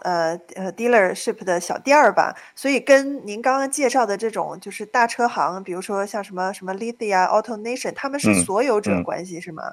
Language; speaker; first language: Chinese; native; Chinese